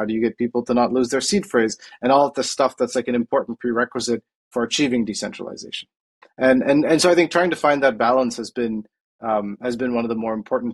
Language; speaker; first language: English; non-native, local second language; Tamil